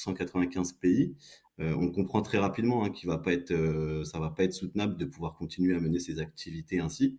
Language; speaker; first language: French; native; French